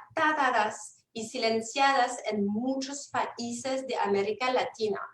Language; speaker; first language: Spanish; non-native, fluent; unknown